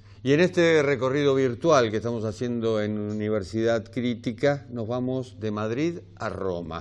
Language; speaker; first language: Spanish; native; Spanish